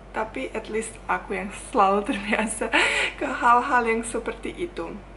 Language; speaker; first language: Indonesian; non-native, fluent; Bosnian